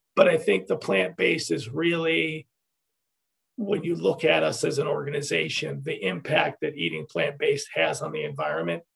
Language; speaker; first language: English; native; English